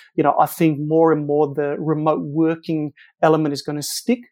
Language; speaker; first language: English; non-native, local second language; Afrikaans